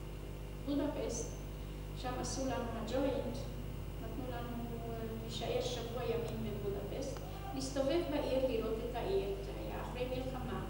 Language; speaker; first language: Hebrew; non-native, fluent; Hungarian